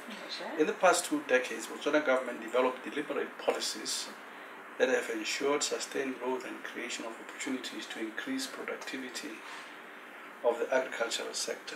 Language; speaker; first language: English; non-native, local second language; Tswana